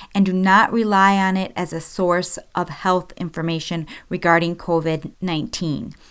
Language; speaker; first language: English; native; English